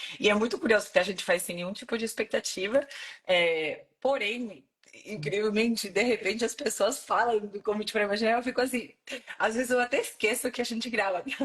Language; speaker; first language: Portuguese; non-native, fluent; Spanish